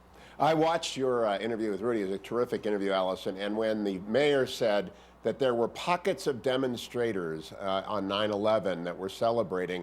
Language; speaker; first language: English; native; English